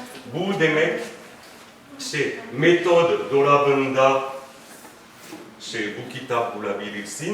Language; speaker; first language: Turkish; non-native, fluent; French